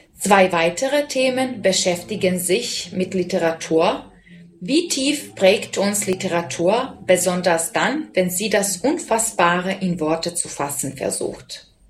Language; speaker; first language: German; non-native, fluent; Serbian